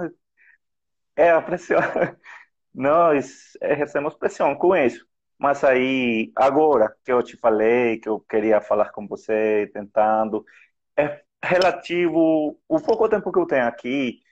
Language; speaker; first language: Portuguese; non-native, fluent; Spanish